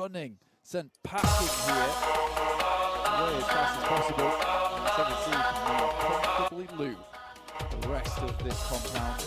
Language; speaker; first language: English; native; English